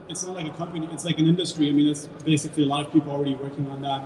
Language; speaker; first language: English; non-native, fluent; German